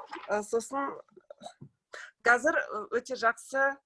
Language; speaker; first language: Kazakh; non-native, local second language; Russian